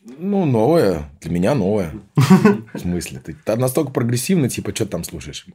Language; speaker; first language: Russian; early bilingual, heritage; Russian